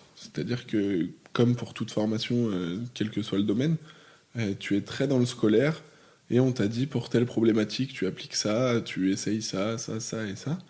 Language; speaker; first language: French; native; French